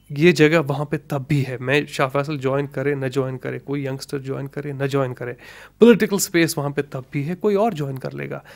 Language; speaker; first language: Urdu; non-native, local second language; Kashmiri